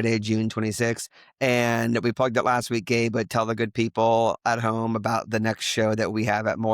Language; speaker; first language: English; native; English